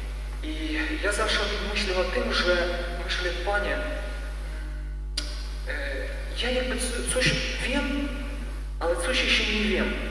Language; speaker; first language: Polish; non-native, learner; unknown